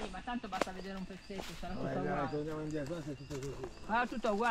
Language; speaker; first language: Italian; native; Italian